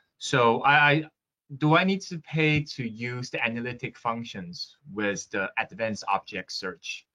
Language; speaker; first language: English; non-native, fluent; Chinese